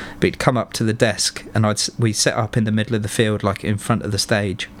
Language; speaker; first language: English; native; English